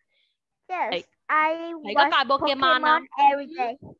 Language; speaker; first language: English; non-native, learner; Vietnamese